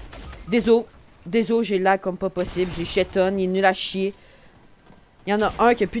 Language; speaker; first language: French; native; French